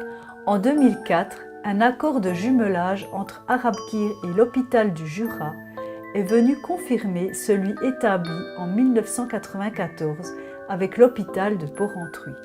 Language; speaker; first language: French; native; French